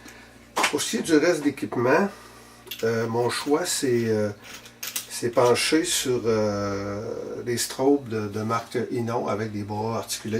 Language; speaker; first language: French; native; French